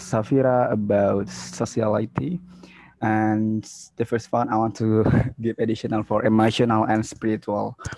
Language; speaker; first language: English; non-native, learner; Indonesian